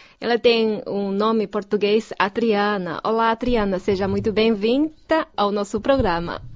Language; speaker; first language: Portuguese; non-native, fluent; Chinese